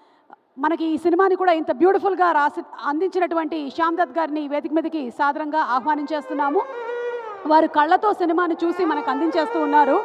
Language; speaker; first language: Telugu; native; Telugu